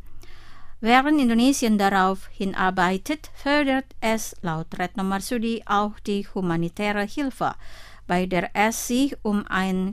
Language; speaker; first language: German; non-native, fluent; Indonesian